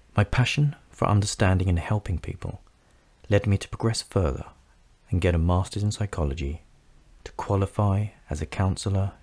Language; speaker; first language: English; native; English